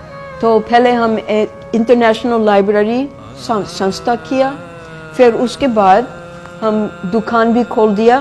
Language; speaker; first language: Hindi; non-native, fluent; English